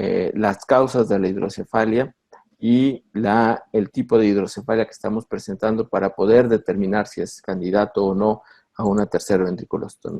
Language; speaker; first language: Spanish; native; Spanish